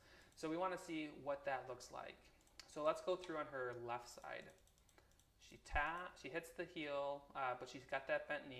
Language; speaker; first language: English; native; English